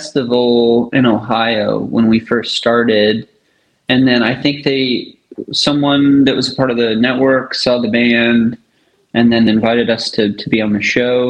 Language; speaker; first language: English; native; English